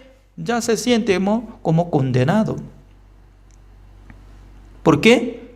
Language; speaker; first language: Spanish; non-native, fluent; Korean